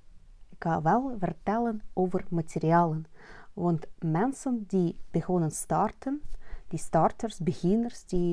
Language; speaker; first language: Dutch; non-native, learner; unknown